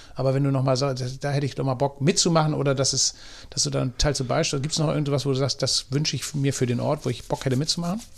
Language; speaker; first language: German; native; German